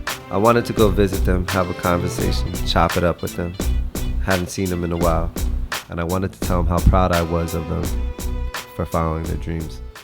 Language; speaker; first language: English; native; English